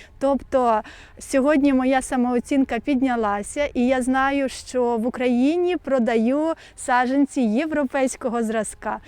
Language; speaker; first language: Ukrainian; native; Ukrainian